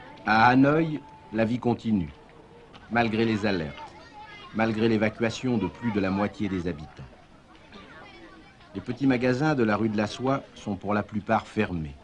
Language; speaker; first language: French; native; French